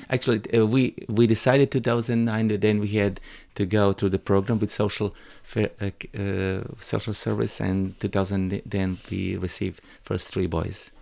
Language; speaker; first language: English; non-native, fluent; Croatian